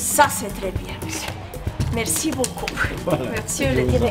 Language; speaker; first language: French; non-native, local second language; Dutch